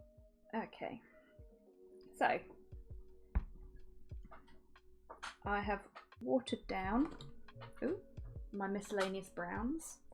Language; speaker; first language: English; native; English